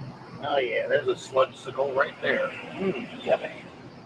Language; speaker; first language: English; native; English